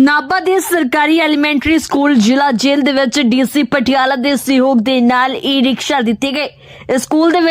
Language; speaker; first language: Hindi; non-native, local second language; Punjabi